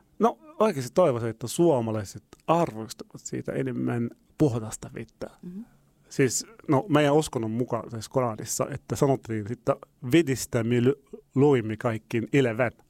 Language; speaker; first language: Finnish; non-native, fluent; Arabic